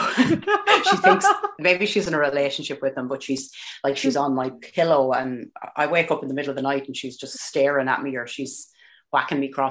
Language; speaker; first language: English; native; English